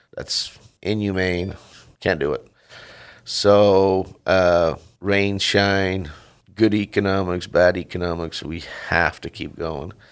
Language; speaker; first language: English; non-native, fluent; Dutch